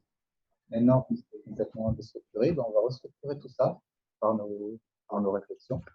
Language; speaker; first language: French; native; French